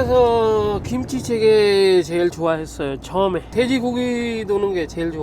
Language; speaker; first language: Korean; non-native, fluent; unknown